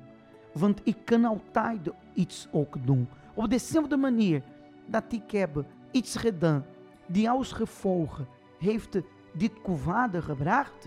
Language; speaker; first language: Dutch; non-native, fluent; Portuguese